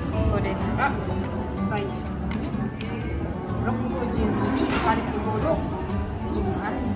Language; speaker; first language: Japanese; non-native, fluent; German